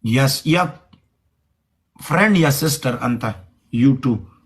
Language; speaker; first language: English; non-native, learner; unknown